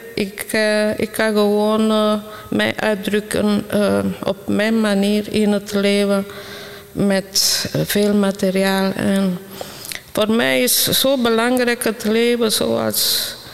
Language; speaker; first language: Dutch; non-native, fluent; Italian